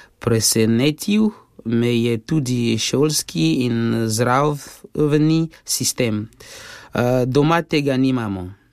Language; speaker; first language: Slovenian; non-native, fluent; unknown